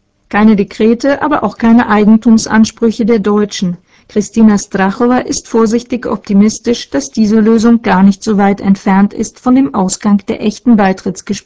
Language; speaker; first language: German; native; German